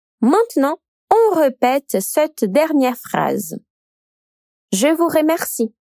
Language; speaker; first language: French; non-native, fluent; Portuguese